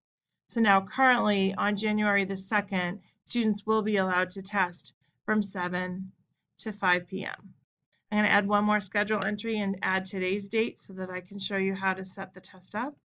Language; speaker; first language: English; native; English